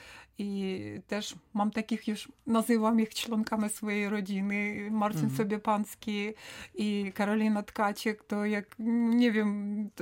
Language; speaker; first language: Polish; non-native, learner; Ukrainian